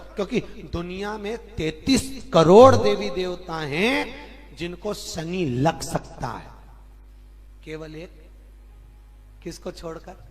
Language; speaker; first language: Hindi; native; Hindi